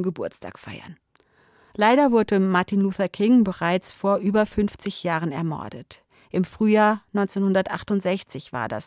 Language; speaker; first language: German; native; German